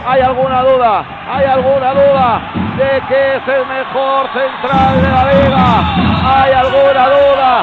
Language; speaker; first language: Spanish; native; Spanish